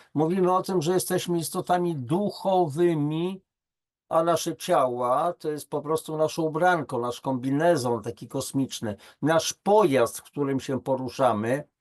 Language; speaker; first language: Polish; native; Polish